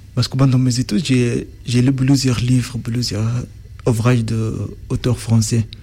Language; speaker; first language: French; non-native, learner; Arabic